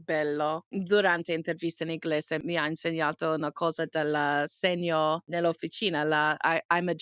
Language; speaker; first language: Italian; non-native, learner; English